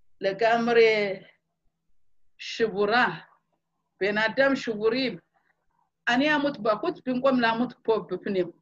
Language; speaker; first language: Hebrew; non-native, fluent; Amharic